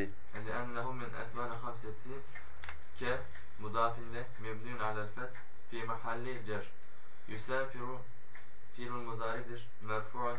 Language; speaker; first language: Arabic; non-native, learner; Turkish